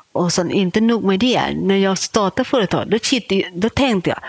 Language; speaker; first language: Swedish; non-native, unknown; Thai